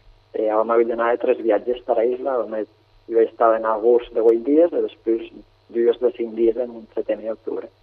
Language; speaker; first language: Catalan; native; Catalan